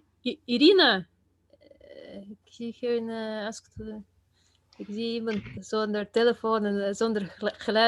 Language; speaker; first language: Dutch; non-native, fluent; Russian